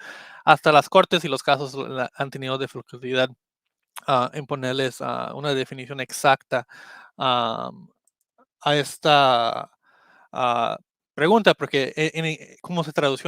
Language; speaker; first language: Spanish; early bilingual, heritage; Spanish